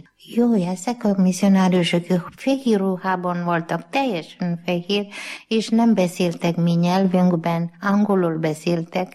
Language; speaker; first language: Hungarian; non-native, learner; Malayalam